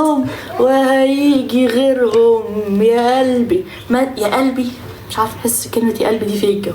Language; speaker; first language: Arabic; native; Arabic